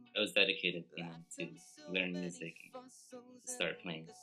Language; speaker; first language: English; native; English